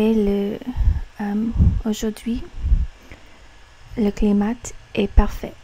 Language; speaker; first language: French; non-native, learner; English